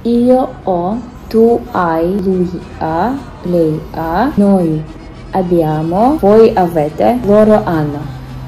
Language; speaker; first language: Italian; non-native, learner; Russian